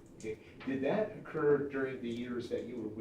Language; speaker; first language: English; native; English